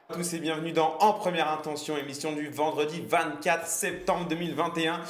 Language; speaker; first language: French; native; French